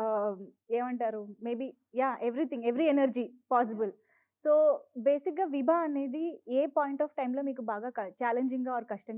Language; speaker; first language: Telugu; native; Telugu